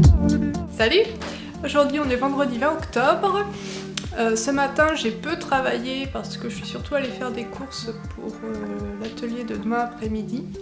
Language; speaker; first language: French; native; French